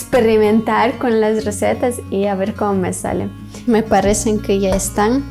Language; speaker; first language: Spanish; non-native, fluent; Ukrainian